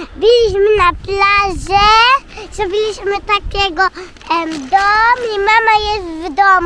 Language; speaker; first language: Polish; early bilingual, heritage; Polish